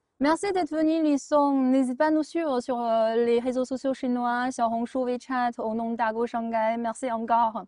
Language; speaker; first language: French; non-native, fluent; Chinese